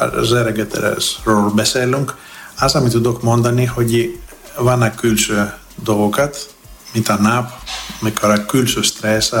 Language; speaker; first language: Hungarian; non-native, fluent; Greek